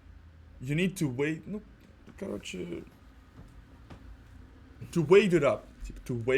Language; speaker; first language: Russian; native; Russian